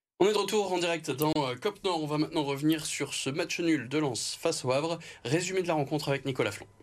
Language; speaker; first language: French; native; French